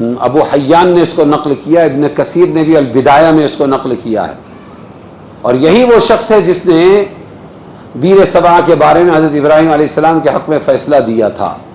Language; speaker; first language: Urdu; native; Urdu